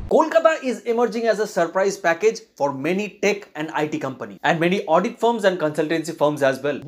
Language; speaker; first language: English; non-native, local second language; Bangla